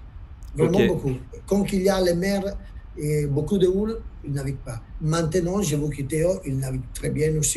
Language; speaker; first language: French; non-native, learner; Italian